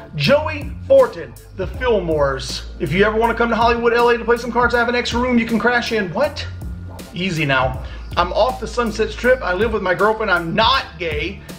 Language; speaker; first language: English; native; English